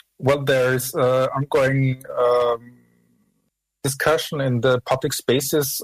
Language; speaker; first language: English; non-native, fluent; German